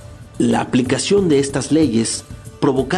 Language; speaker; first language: Spanish; native; Spanish